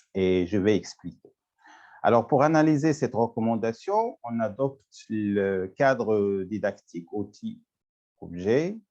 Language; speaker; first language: French; non-native, local second language; Arabic